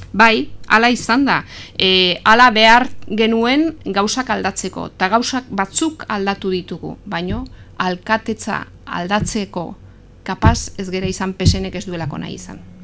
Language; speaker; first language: Basque; non-native, local second language; Spanish